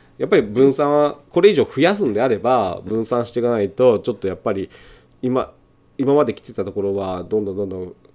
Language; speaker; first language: Japanese; native; Japanese